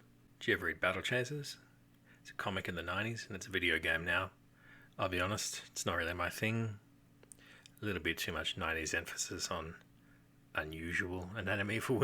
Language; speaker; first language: English; native; English